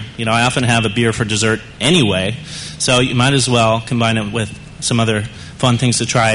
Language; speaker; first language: English; native; English